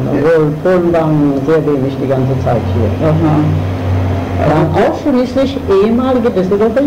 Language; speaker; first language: German; non-native, fluent; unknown